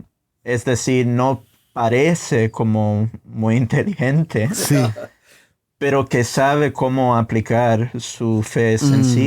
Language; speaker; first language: Spanish; non-native, fluent; English